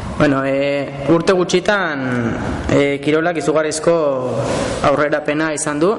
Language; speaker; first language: Basque; non-native, local second language; Spanish